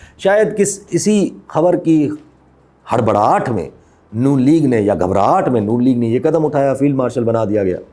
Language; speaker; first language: Urdu; non-native, local second language; Sindhi